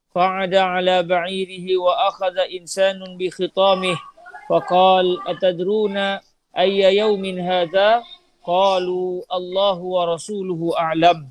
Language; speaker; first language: Arabic; non-native, fluent; Malay